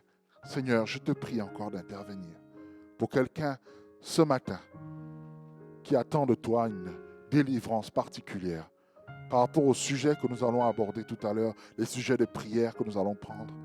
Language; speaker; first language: French; native; French